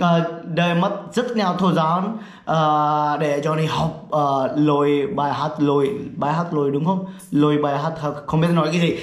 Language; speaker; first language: Vietnamese; non-native, learner; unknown